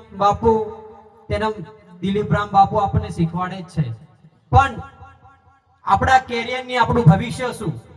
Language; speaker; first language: Gujarati; non-native, local second language; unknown